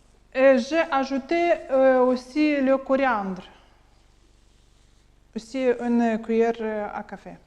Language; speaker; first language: French; non-native, learner; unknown